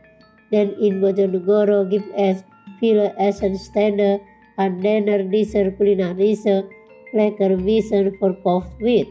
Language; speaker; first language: German; non-native, fluent; Indonesian